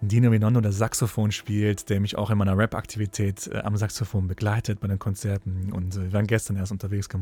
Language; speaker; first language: German; native; German